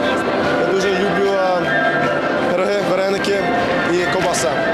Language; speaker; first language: Ukrainian; early bilingual, heritage; English